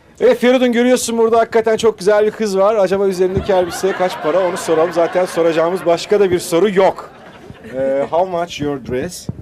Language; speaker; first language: Turkish; native; Turkish